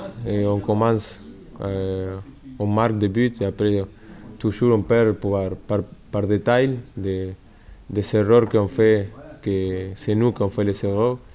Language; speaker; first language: French; non-native, fluent; Spanish